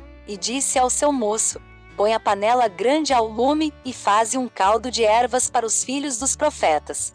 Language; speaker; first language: Portuguese; native; Portuguese